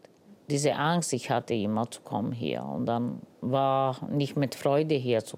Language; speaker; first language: German; non-native, learner; Romany